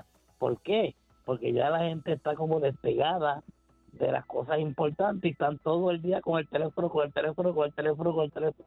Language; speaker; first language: Spanish; native; Spanish